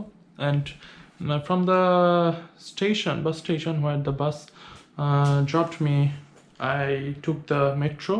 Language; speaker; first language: English; non-native, learner; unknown